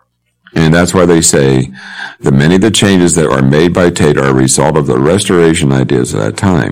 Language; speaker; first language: English; native; English